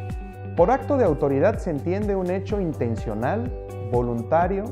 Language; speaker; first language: Spanish; native; Spanish